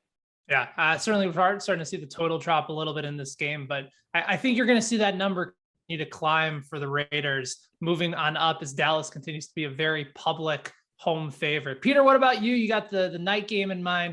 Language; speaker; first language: English; native; English